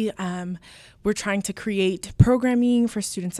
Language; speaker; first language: English; early bilingual, other home language; Spanish